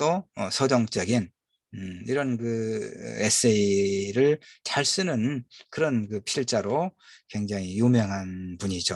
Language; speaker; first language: Korean; native; Korean